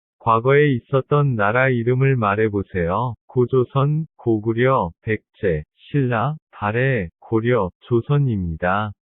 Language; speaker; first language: Korean; non-native, learner; Vietnamese